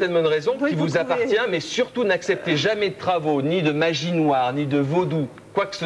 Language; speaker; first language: French; native; French